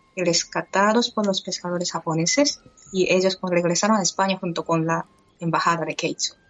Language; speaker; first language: Spanish; non-native, fluent; Japanese